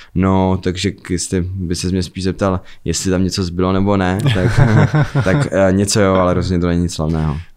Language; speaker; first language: Czech; native; Czech